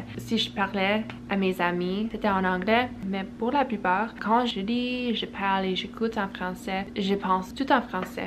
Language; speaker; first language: French; early bilingual, heritage; English